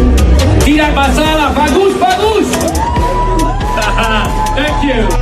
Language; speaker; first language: Indonesian; non-native, learner; English